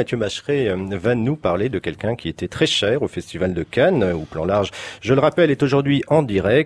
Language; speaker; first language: French; native; French